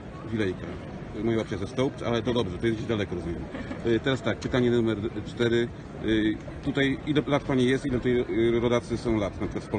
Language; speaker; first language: Polish; native; Polish